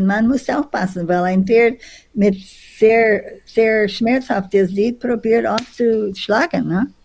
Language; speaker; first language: German; non-native, fluent; English